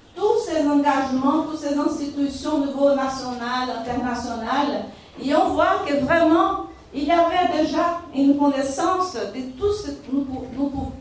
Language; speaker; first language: French; non-native, fluent; Portuguese